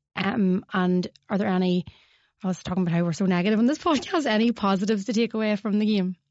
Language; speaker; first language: English; native; English